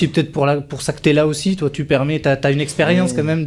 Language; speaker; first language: French; native; French